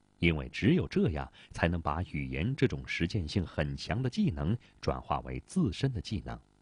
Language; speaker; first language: Chinese; native; Chinese